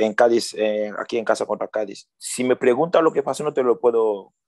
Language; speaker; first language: Spanish; early bilingual, other home language; French